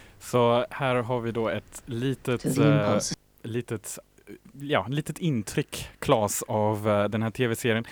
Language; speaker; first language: Swedish; native; Swedish